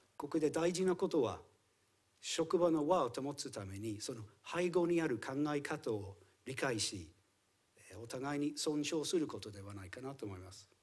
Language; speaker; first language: Japanese; non-native, fluent; English